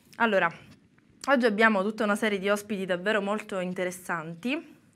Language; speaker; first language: Italian; native; Italian